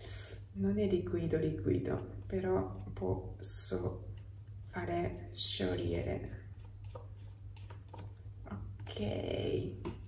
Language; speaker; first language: Italian; non-native, learner; Japanese